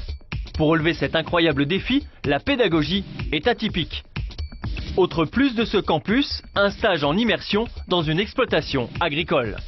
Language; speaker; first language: French; native; French